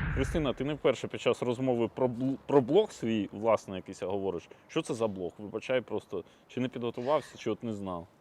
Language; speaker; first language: Ukrainian; native; Ukrainian